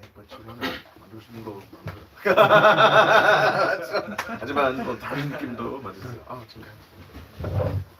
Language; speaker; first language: Korean; non-native, learner; English